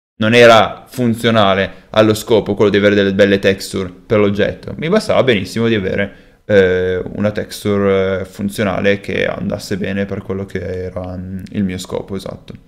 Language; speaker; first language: Italian; native; Italian